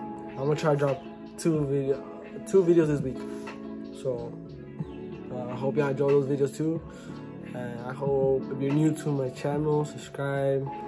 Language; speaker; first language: English; early bilingual, other home language; Spanish